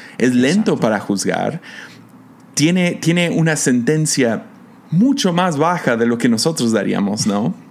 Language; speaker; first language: Spanish; non-native, fluent; English